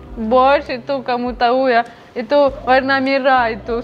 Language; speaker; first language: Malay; non-native, learner; Russian